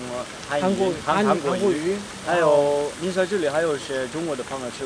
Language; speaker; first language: Chinese; non-native, fluent; Dutch